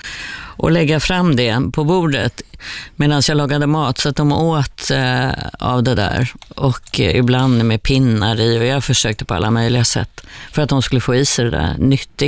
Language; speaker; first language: Swedish; native; Swedish